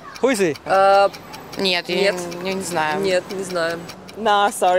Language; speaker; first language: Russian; non-native, local second language; Armenian